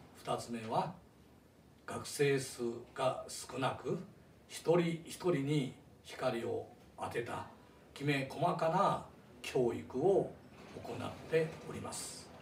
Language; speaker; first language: Japanese; native; Japanese